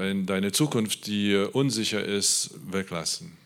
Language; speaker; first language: German; non-native, learner; Polish